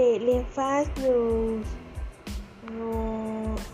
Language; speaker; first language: French; non-native, learner; Spanish